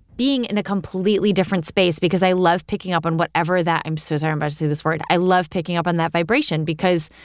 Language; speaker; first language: English; native; English